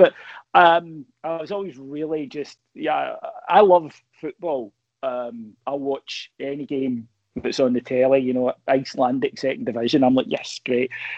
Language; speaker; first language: English; native; English